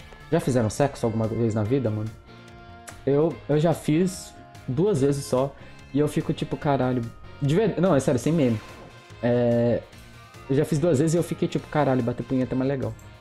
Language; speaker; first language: Portuguese; native; Portuguese